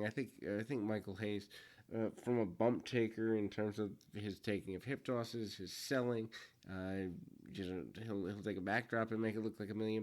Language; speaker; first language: English; native; English